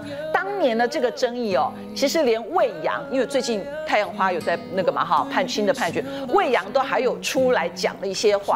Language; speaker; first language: Chinese; native; Chinese